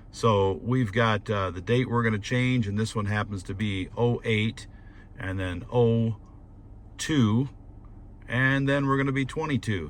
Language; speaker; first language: English; native; English